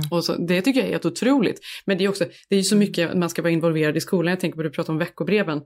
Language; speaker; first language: Swedish; native; Swedish